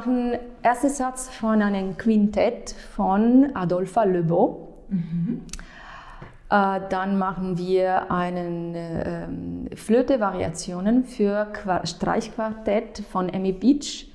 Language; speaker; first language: German; non-native, fluent; Italian